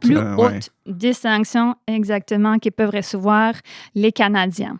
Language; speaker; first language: French; non-native, fluent; Ukrainian